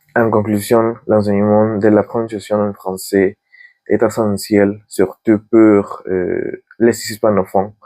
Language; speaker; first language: French; non-native, learner; Spanish